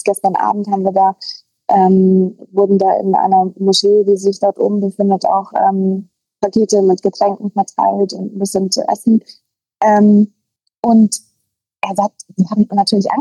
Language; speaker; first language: German; native; German